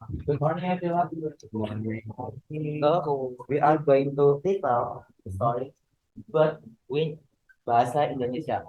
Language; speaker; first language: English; non-native, learner; Indonesian